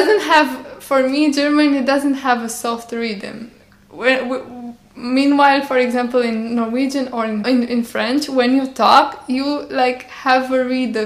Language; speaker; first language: English; non-native, fluent; Romanian